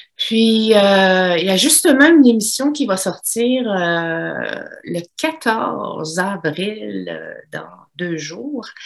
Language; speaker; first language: French; native; French